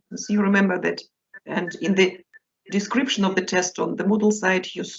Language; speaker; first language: English; non-native, fluent; Russian